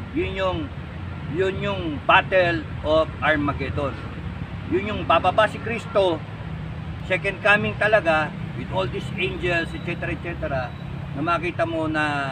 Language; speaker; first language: Filipino; native; Filipino